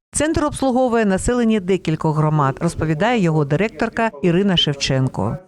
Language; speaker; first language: Ukrainian; native; Ukrainian